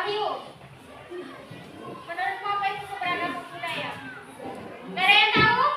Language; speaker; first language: Indonesian; native; Indonesian